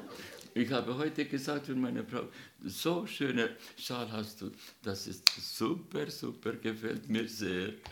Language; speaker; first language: German; non-native, learner; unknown